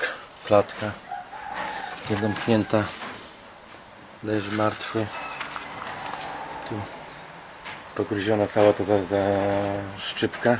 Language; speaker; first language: Polish; native; Polish